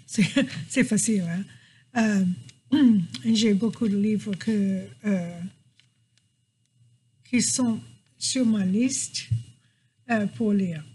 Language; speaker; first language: French; non-native, fluent; English